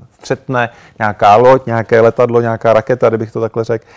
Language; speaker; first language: Czech; native; Czech